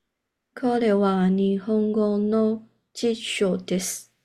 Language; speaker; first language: Japanese; non-native, learner; Chinese